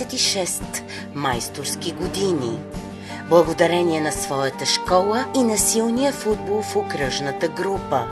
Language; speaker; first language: Bulgarian; native; Bulgarian